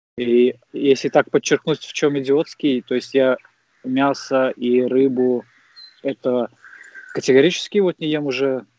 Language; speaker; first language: Russian; native; Russian